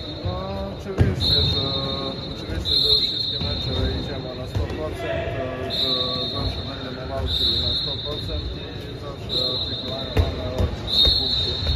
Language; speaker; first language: Polish; non-native, learner; Serbian